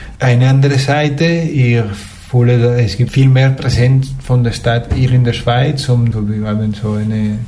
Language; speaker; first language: German; non-native, fluent; Spanish